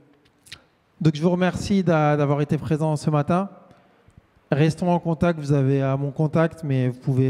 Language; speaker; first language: French; native; French